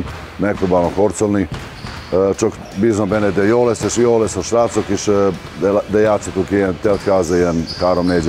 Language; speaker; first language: Hungarian; non-native, learner; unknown